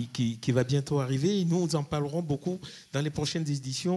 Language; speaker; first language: French; native; French